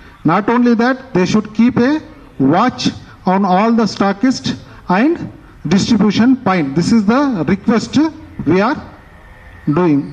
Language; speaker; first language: English; non-native, local second language; Telugu